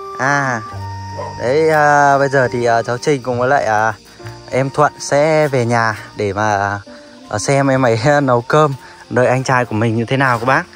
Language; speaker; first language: Vietnamese; native; Vietnamese